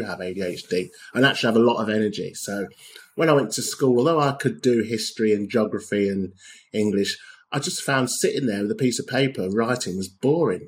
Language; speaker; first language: English; native; English